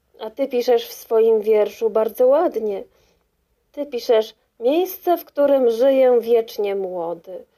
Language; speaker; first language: Polish; native; Polish